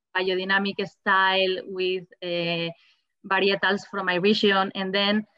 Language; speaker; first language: English; non-native, fluent; Spanish